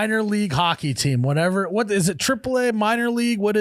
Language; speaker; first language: English; native; English